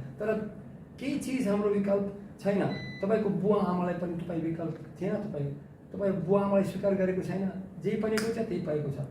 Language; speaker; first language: Nepali; non-native, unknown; Russian